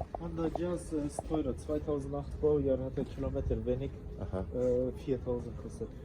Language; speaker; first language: German; non-native, learner; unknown